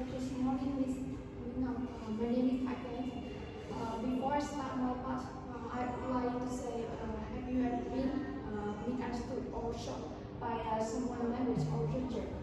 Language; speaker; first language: English; non-native, learner; Vietnamese